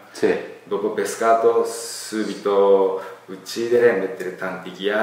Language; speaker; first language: Italian; non-native, learner; Japanese